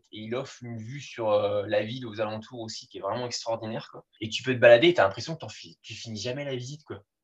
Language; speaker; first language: French; native; French